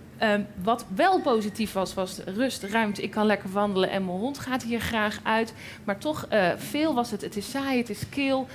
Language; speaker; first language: Dutch; native; Dutch